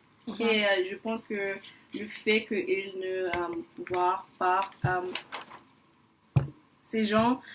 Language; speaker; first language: French; non-native, learner; English